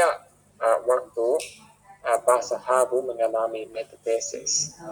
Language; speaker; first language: Indonesian; non-native, fluent; English